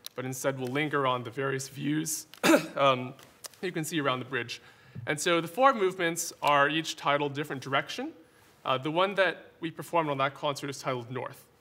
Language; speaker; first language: English; native; English